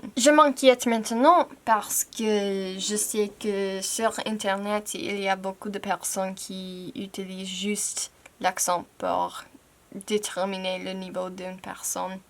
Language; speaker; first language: French; non-native, fluent; English